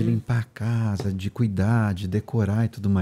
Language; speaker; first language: Portuguese; non-native, learner; Chinese